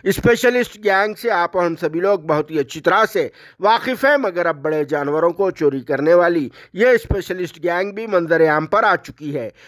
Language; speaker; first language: Hindi; non-native, local second language; Urdu